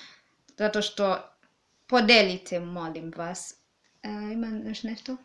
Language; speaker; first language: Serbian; non-native, learner; English